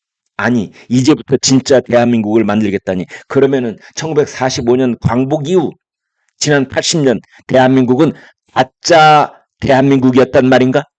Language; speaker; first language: Korean; native; Korean